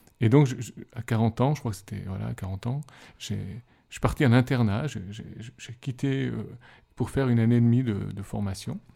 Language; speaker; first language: French; native; French